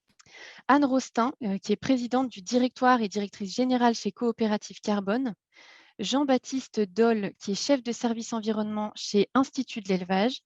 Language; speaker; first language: French; native; French